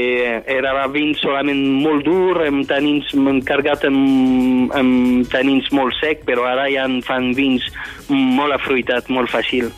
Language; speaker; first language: Catalan; non-native, fluent; French